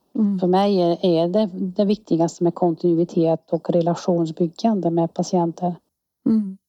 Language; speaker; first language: Swedish; non-native, fluent; Dutch